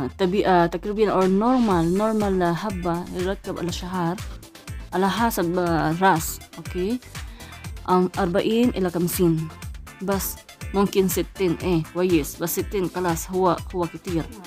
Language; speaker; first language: Arabic; non-native, learner; Filipino